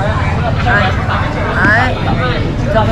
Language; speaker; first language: Vietnamese; native; Vietnamese